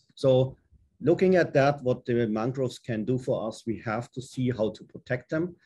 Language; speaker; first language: English; non-native, fluent; German